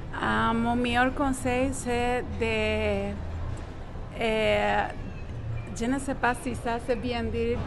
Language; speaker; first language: French; non-native, learner; Spanish